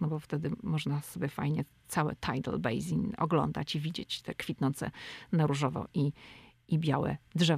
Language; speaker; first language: Polish; native; Polish